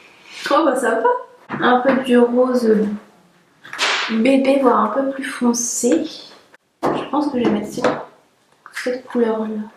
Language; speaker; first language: French; native; French